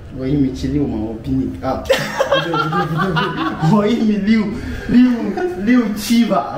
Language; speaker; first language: Chinese; non-native, learner; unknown